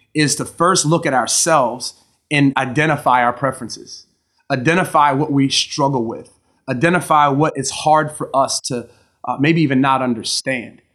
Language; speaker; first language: English; native; English